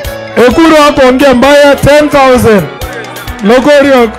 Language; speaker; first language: Swahili; non-native, local second language; Kalenjin